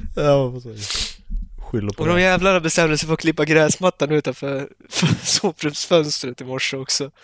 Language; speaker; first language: Swedish; native; Swedish